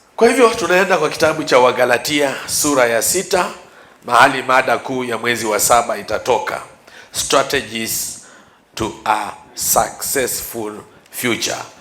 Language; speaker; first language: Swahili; non-native, local second language; Luyia